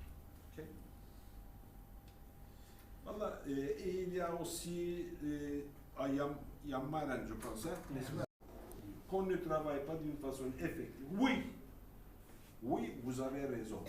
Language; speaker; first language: French; non-native, fluent; Turkish